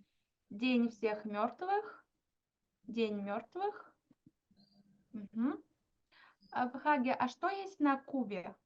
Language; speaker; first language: Russian; non-native, fluent; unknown